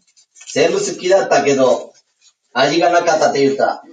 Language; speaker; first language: Japanese; non-native, learner; Spanish